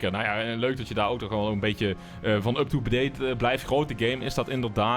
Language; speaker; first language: Dutch; native; Dutch